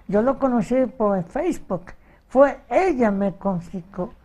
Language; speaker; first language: Spanish; early bilingual, heritage; Spanish